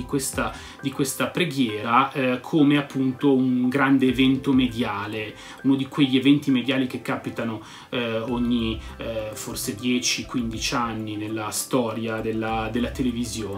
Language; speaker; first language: Italian; native; Italian